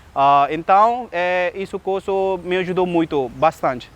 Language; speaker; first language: Portuguese; non-native, learner; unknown